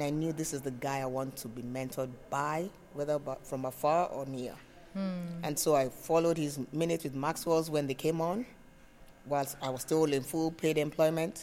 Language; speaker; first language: English; non-native, local second language; Yoruba